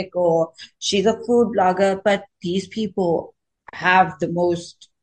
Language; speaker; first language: English; native; English